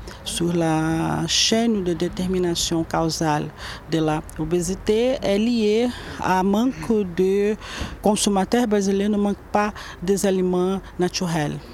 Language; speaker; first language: French; non-native, learner; Portuguese